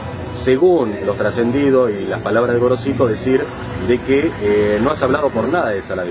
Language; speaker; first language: Spanish; native; Spanish